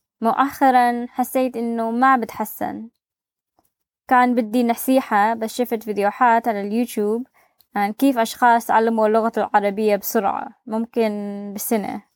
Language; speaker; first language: Arabic; non-native, learner; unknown